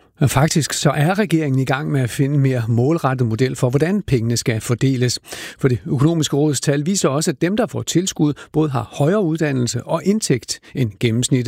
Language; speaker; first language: Danish; native; Danish